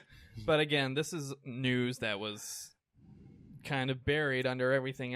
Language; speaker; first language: English; native; English